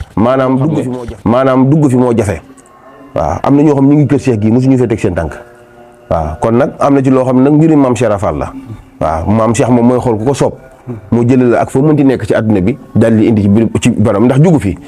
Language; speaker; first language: Wolof; native; Wolof